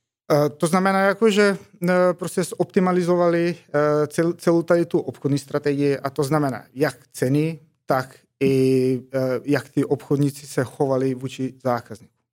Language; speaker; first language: Czech; non-native, fluent; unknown